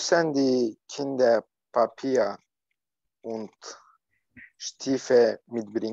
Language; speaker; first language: German; non-native, learner; Turkish